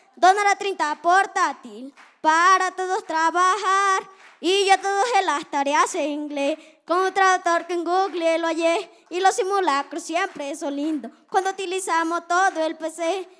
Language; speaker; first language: Spanish; native; Spanish